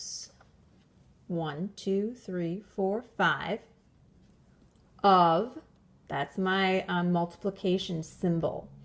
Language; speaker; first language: English; native; English